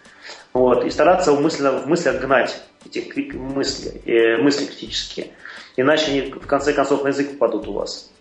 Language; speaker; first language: Russian; native; Russian